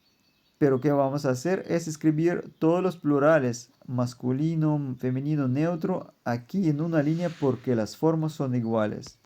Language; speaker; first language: Spanish; non-native, fluent; German